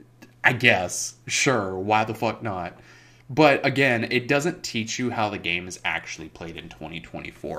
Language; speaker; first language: English; native; English